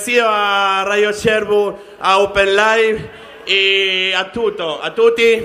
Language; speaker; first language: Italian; non-native, learner; Spanish